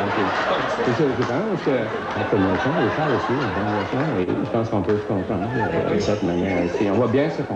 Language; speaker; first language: French; non-native, fluent; English